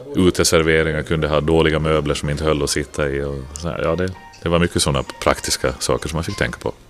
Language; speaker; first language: Swedish; native; Swedish